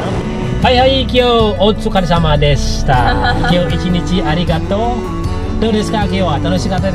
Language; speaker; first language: Japanese; non-native, fluent; Indonesian